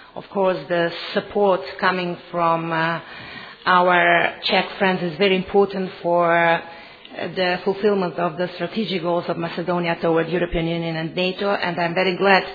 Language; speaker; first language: English; non-native, fluent; Macedonian